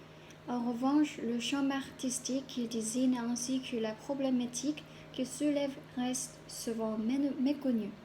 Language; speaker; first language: French; non-native, learner; Korean